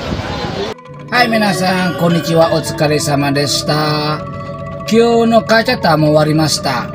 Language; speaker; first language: Japanese; non-native, fluent; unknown